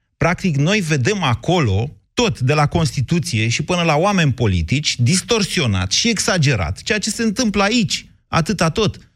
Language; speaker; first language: Romanian; native; Romanian